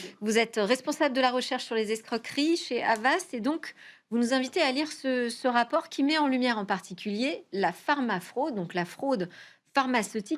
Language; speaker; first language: French; native; French